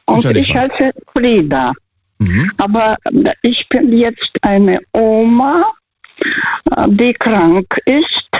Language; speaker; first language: German; non-native, fluent; Russian